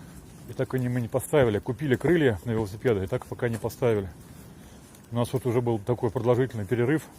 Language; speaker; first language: Russian; native; Russian